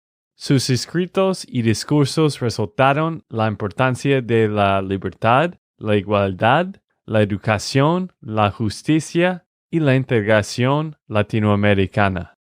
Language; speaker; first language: Spanish; non-native, fluent; English